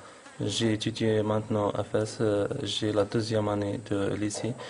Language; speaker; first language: French; non-native, learner; Arabic